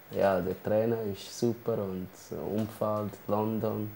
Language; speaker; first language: German; early bilingual, other home language; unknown